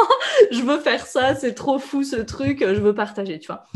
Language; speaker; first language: French; native; French